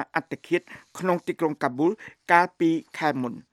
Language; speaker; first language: Khmer; native; Khmer